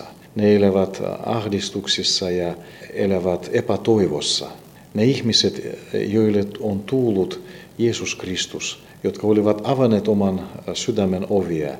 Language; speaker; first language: Finnish; non-native, fluent; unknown